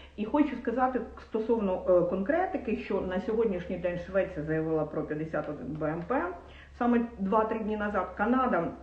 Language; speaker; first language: Ukrainian; non-native, local second language; Russian